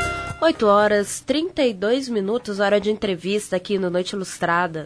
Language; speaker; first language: Portuguese; native; Portuguese